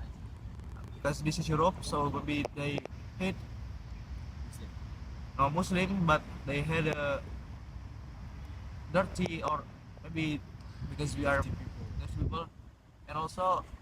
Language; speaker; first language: English; non-native, learner; Indonesian